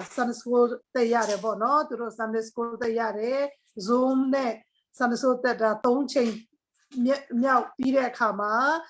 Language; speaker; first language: Burmese; non-native, local second language; Tedim Chin